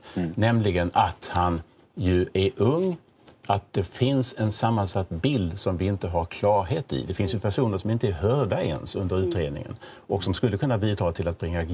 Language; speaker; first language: Swedish; native; Swedish